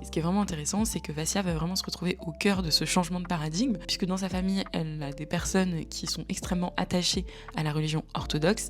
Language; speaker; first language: French; native; French